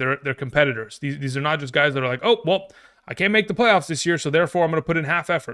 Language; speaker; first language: English; native; English